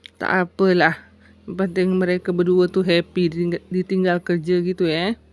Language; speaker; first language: Indonesian; non-native, local second language; Buginese